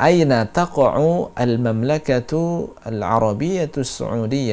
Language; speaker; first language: Arabic; non-native, fluent; Indonesian